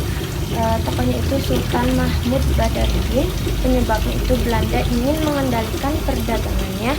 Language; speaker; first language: Indonesian; native; Indonesian